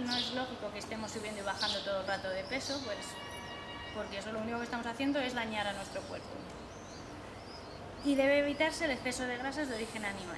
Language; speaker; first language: Spanish; native; Spanish